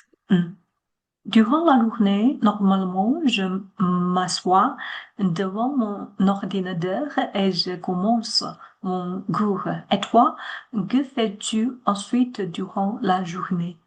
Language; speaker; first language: French; non-native, learner; Chinese